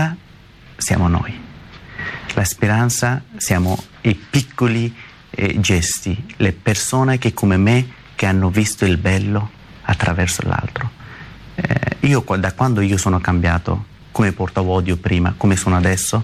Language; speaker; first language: Italian; non-native, learner; Persian